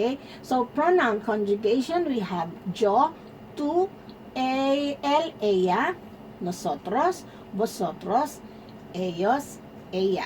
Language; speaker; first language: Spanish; non-native, fluent; Filipino